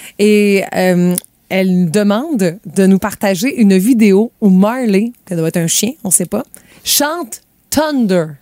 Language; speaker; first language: French; native; French